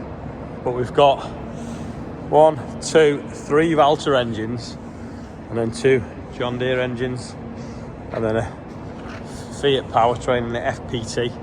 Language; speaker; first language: English; native; English